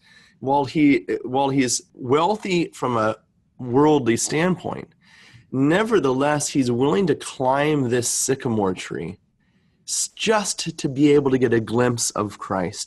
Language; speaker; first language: English; native; English